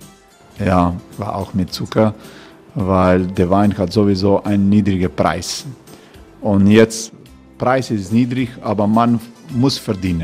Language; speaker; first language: German; non-native, learner; Croatian